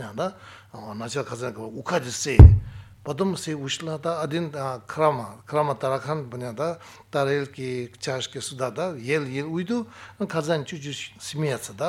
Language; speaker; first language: Russian; non-native, learner; Tibetan